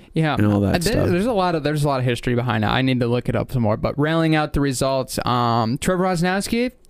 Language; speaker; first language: English; native; English